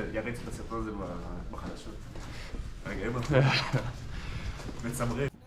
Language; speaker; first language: Hebrew; native; Hebrew